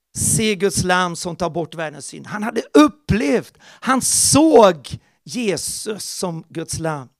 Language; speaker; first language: Swedish; non-native, fluent; Portuguese